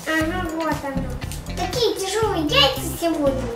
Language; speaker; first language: Russian; native; Russian